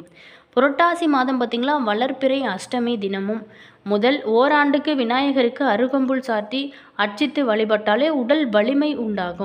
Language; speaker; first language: Tamil; native; Tamil